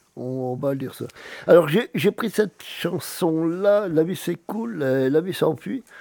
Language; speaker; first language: French; native; French